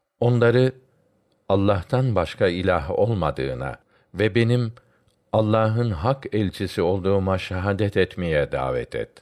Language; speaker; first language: Turkish; native; Turkish